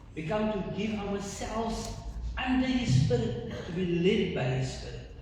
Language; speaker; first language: English; non-native, local second language; Afrikaans